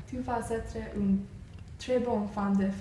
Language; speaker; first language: French; non-native, learner; English